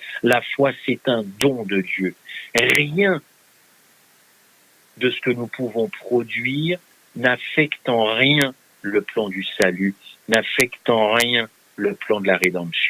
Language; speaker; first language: French; native; French